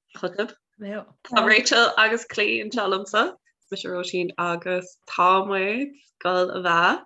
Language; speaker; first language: Irish; non-native, local second language; English